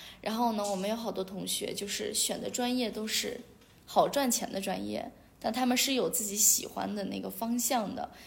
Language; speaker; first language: Chinese; non-native, local second language; Uyghur